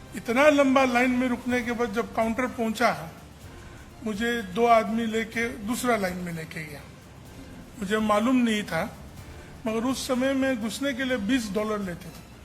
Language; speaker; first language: Hindi; non-native, local second language; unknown